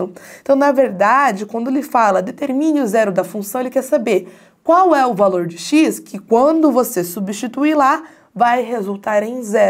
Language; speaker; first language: Portuguese; native; Portuguese